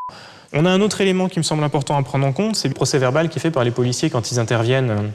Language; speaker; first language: French; native; French